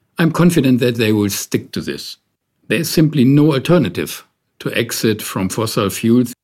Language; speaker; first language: English; non-native, fluent; German